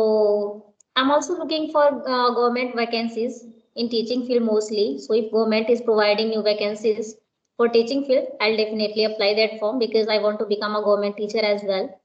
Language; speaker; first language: English; non-native, local second language; Hindi